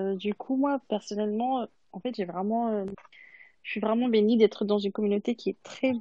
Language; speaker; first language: French; non-native, local second language; Malagasy